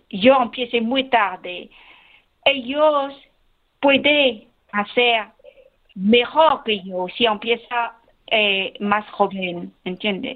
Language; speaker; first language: Spanish; non-native, learner; Khmer